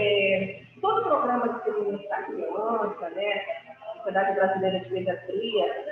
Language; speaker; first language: Portuguese; native; Portuguese